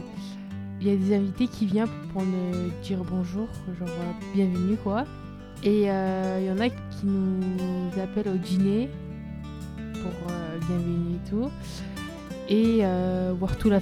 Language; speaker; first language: French; early bilingual, other home language; Turkish